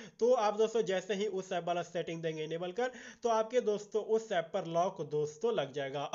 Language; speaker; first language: Hindi; native; Hindi